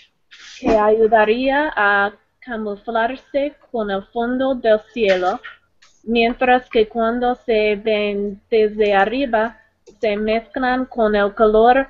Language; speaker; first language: Spanish; non-native, learner; English